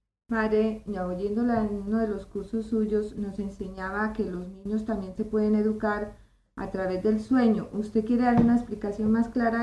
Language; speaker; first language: Spanish; native; Spanish